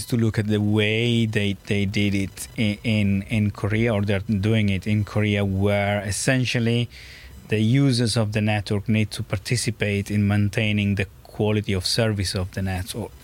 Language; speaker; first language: English; non-native, fluent; Italian